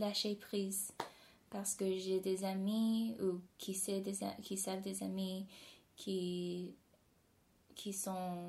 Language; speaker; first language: French; non-native, fluent; English